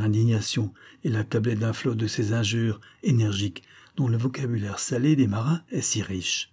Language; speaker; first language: French; native; French